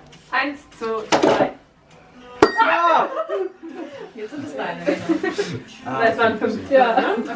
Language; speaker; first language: German; native; German